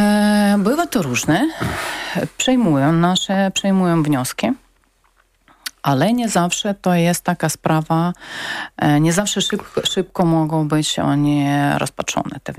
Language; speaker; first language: Polish; non-native, learner; Ukrainian